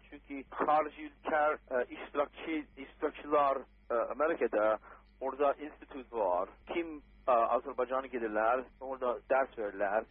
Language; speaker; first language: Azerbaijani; non-native, learner; English